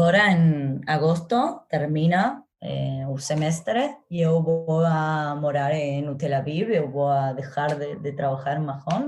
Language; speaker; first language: Portuguese; non-native, learner; Spanish